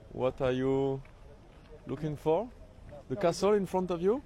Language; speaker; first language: English; non-native, learner; French